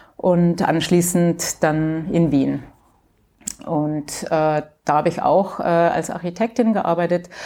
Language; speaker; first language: German; early bilingual, heritage; English